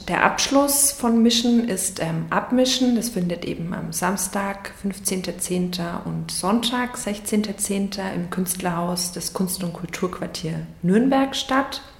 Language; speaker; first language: German; native; German